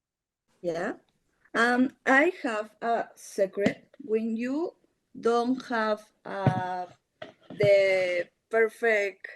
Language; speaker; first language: English; non-native, learner; Spanish